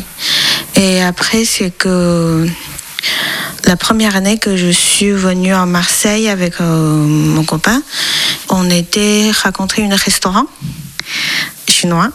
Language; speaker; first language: French; non-native, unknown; Chinese